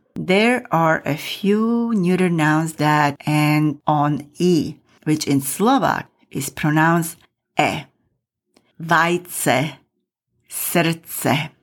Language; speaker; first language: English; non-native, fluent; Slovak